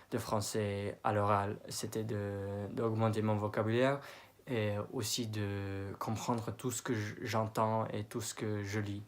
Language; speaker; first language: French; non-native, fluent; English